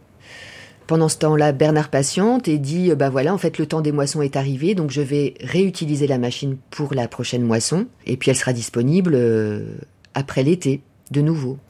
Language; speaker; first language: French; native; French